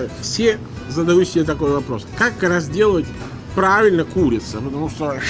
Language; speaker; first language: Russian; non-native, fluent; Italian